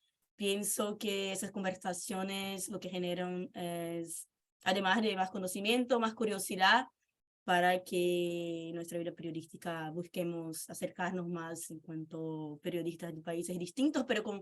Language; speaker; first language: Spanish; non-native, fluent; Portuguese